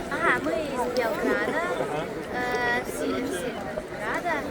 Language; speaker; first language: Russian; non-native, learner; Serbian